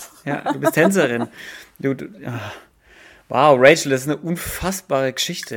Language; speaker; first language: German; native; German